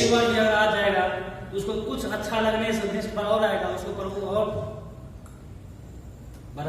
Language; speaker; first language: Hindi; non-native, local second language; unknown